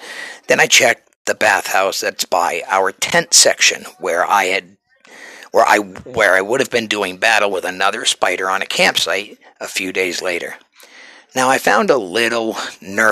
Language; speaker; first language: English; native; English